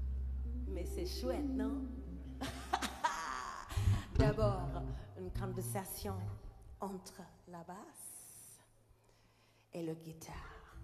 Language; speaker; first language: French; non-native, learner; English